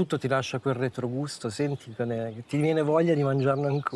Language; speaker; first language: Italian; native; Italian